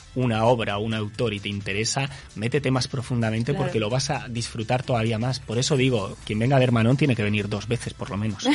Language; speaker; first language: Spanish; native; Spanish